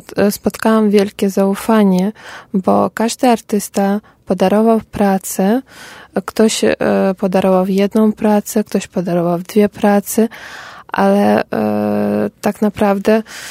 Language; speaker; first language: Polish; non-native, fluent; Ukrainian